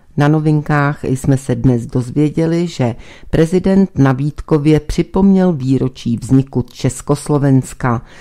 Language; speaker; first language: Czech; native; Czech